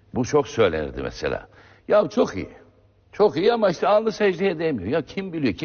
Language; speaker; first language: Turkish; native; Turkish